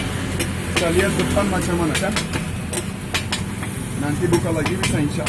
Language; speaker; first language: Indonesian; non-native, fluent; Turkish